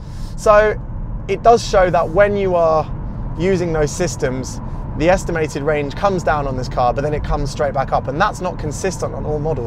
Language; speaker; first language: English; native; English